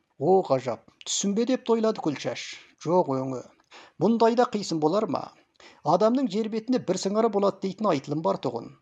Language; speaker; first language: Kazakh; native; Kazakh